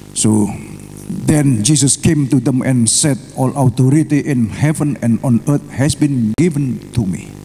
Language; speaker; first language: English; non-native, fluent; Indonesian